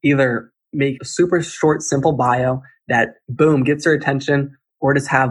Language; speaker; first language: English; native; English